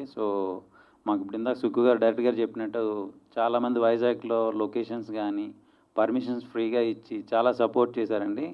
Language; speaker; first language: Telugu; native; Telugu